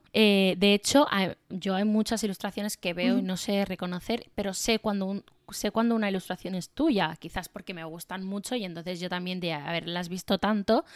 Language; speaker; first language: Spanish; native; Spanish